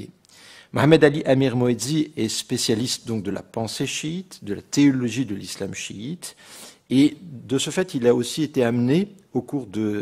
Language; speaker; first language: French; native; French